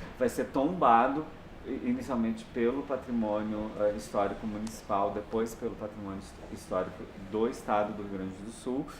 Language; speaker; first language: Portuguese; native; Portuguese